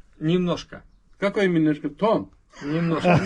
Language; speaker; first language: Russian; non-native, learner; Turkish